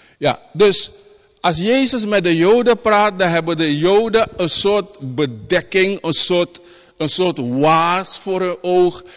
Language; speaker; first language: Dutch; native; Dutch